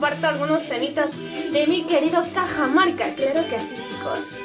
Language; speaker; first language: Spanish; native; Spanish